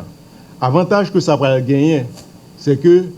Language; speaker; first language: French; non-native, local second language; Haitian Creole